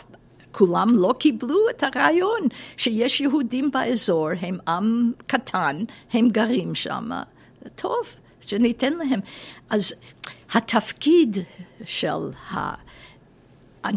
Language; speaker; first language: Hebrew; non-native, fluent; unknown